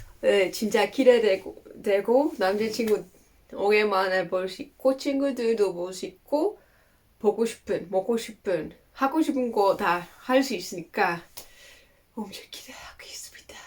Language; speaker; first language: Korean; non-native, fluent; Dutch